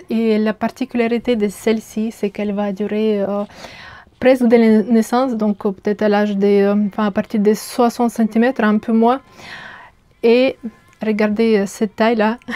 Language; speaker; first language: French; non-native, fluent; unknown